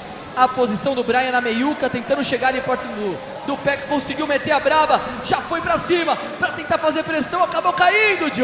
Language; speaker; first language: Portuguese; native; Portuguese